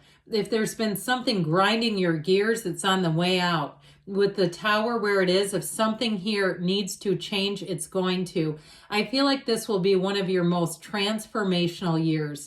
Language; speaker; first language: English; native; English